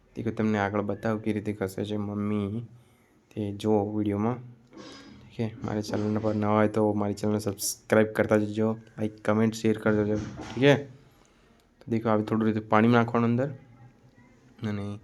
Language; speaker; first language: Gujarati; native; Gujarati